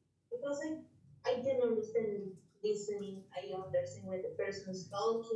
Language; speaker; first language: English; non-native, learner; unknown